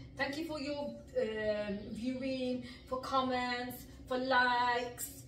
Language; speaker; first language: English; early bilingual, other home language; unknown